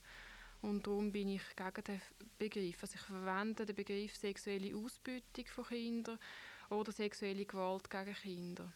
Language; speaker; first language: German; native; German